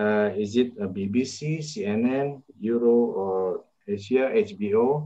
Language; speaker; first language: English; non-native, local second language; Indonesian